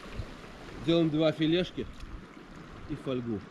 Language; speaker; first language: Russian; native; Russian